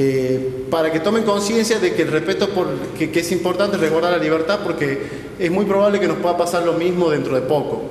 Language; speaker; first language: Spanish; native; Spanish